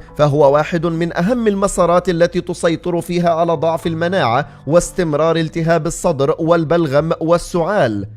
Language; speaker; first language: Arabic; native; Arabic